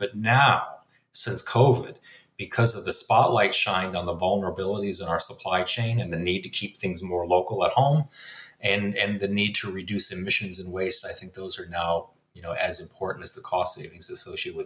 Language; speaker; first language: English; native; English